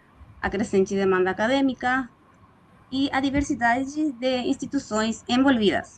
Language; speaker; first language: Portuguese; non-native, fluent; Spanish